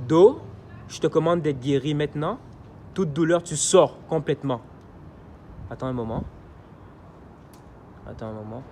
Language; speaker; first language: French; native; French